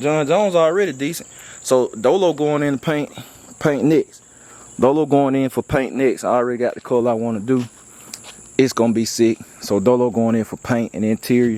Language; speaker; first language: English; native; English